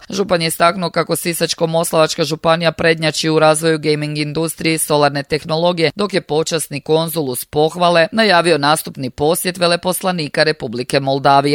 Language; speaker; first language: Croatian; native; Croatian